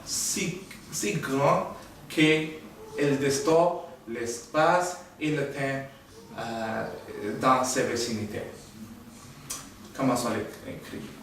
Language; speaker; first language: French; non-native, learner; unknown